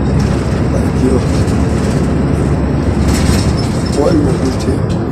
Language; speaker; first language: Russian; non-native, fluent; Tajik